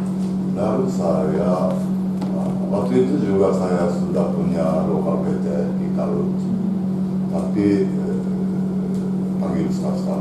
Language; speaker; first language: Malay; non-native, learner; Japanese